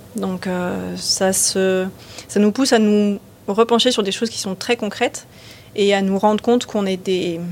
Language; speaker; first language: French; native; French